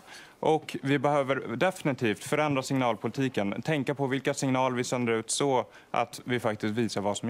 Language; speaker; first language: Swedish; native; Swedish